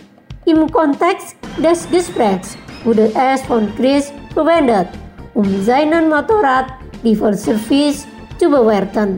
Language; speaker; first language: German; non-native, learner; Indonesian